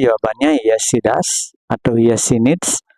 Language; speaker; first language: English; non-native, learner; Indonesian